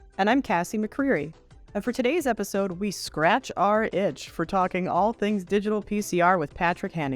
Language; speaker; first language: English; native; English